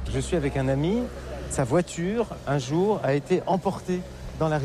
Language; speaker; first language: French; native; French